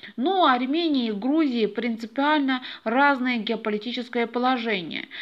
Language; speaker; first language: Russian; non-native, local second language; Azerbaijani